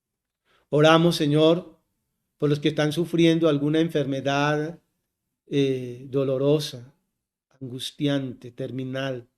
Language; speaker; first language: Spanish; native; Spanish